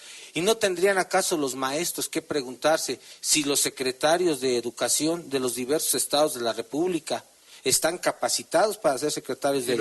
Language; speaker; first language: Spanish; native; Spanish